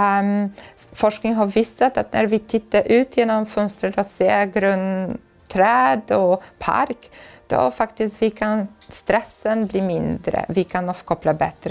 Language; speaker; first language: Swedish; non-native, fluent; Polish